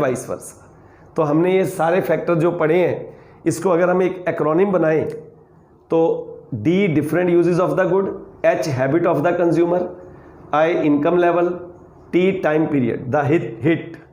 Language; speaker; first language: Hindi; native; Hindi